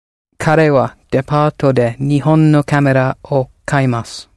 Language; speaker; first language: Japanese; non-native, learner; English